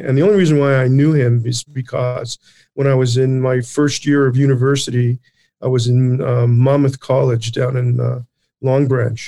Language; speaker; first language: English; native; English